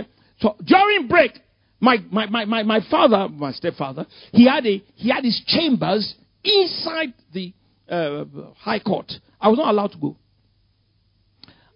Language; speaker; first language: English; non-native, local second language; Yoruba